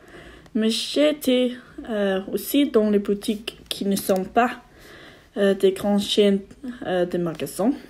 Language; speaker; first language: French; non-native, learner; Danish